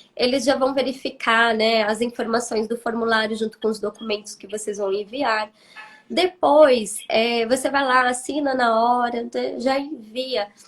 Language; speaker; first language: Portuguese; native; Portuguese